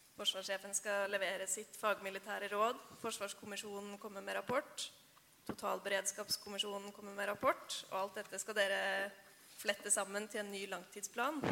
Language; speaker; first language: Norwegian; native; Norwegian